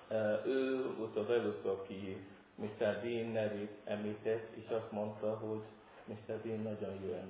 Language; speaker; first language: Hungarian; non-native, learner; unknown